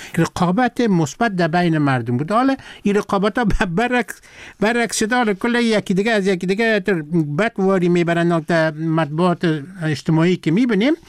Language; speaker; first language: Persian; non-native, local second language; Turkmen